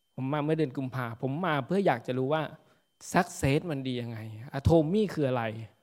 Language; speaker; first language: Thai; native; Thai